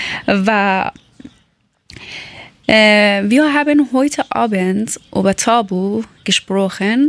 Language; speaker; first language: German; non-native, learner; Persian